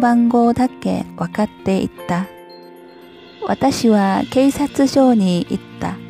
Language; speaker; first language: Japanese; non-native, learner; Korean